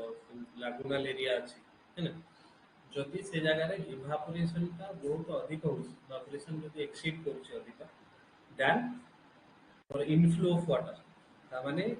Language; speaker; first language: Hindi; non-native, local second language; Odia